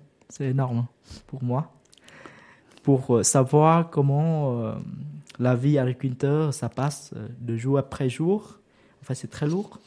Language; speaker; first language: French; non-native, learner; Vietnamese